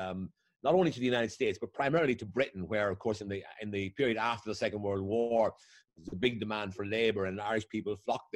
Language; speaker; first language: English; native; English